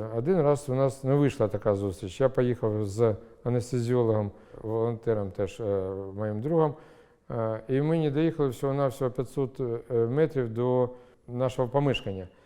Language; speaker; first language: Ukrainian; non-native, local second language; Russian